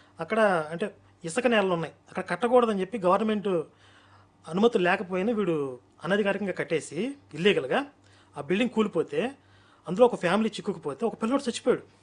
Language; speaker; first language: Telugu; native; Telugu